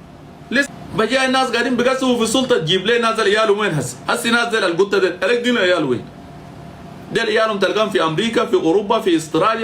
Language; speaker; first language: Arabic; native; Arabic